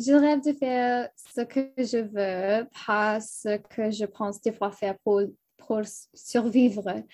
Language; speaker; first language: French; non-native, local second language; English